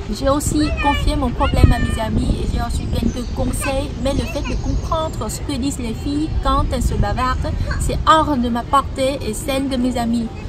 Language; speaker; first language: French; non-native, fluent; Vietnamese